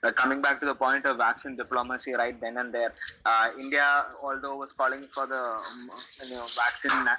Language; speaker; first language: English; non-native, local second language; Malayalam